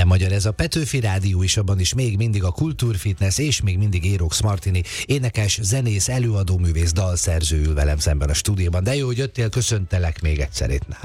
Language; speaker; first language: Hungarian; native; Hungarian